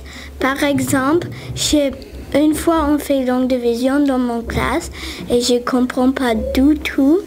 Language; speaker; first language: French; non-native, learner; English